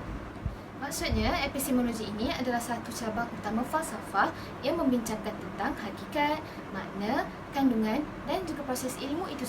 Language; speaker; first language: Malay; native; Malay